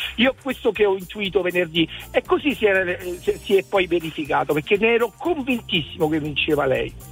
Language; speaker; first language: Italian; native; Italian